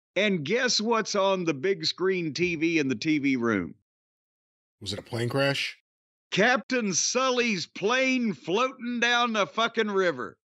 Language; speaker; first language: English; native; English